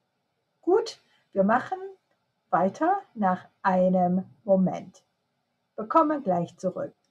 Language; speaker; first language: German; non-native, fluent; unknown